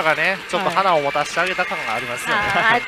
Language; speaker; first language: Japanese; native; Japanese